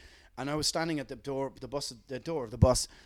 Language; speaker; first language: English; native; English